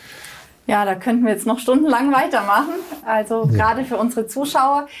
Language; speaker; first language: German; native; German